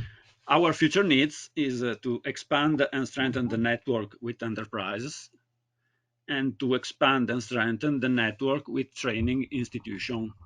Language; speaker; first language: English; non-native, learner; Italian